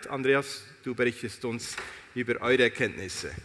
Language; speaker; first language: German; native; German